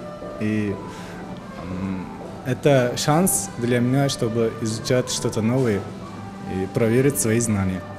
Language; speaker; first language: Russian; non-native, fluent; Uzbek